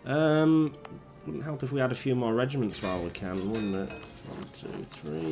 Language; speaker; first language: English; native; English